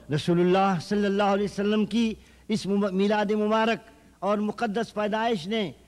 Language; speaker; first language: Urdu; native; Urdu